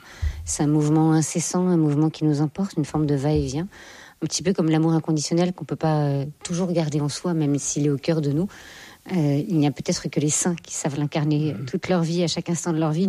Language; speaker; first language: French; native; French